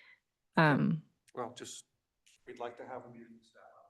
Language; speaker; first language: English; native; English